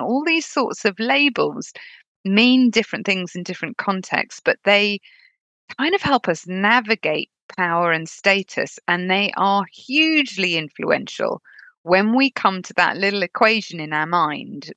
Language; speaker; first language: English; native; English